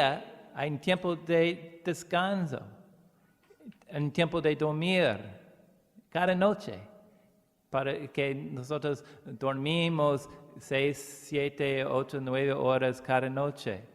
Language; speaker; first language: Spanish; non-native, learner; English